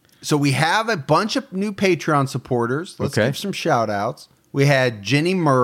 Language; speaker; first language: English; native; English